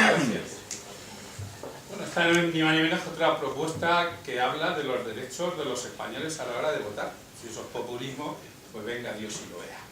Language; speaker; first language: Spanish; native; Spanish